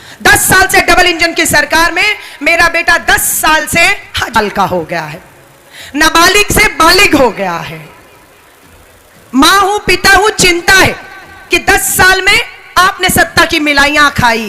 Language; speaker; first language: Hindi; native; Hindi